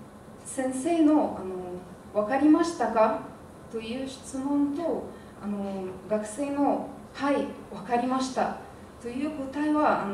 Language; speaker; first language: Japanese; non-native, fluent; Arabic